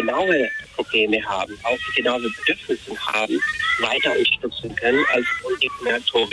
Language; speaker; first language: German; non-native, fluent; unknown